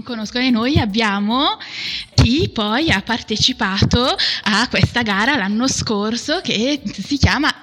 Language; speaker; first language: Italian; native; Italian